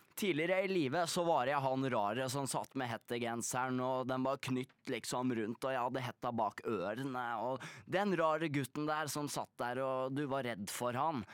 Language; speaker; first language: Norwegian; early bilingual, other home language; Polish